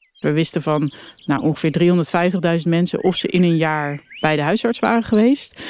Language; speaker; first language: Dutch; native; Dutch